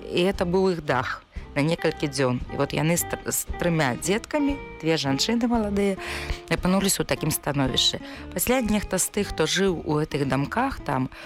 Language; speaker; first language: Belarusian; non-native, local second language; Russian